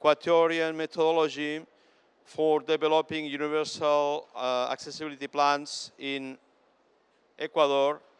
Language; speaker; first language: English; non-native, fluent; Catalan